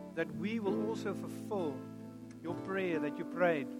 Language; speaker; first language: English; non-native, local second language; Afrikaans